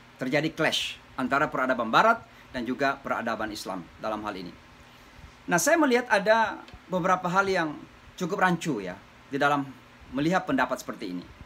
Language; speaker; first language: Indonesian; native; Indonesian